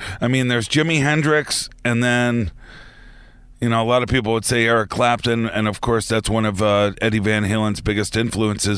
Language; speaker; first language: English; native; English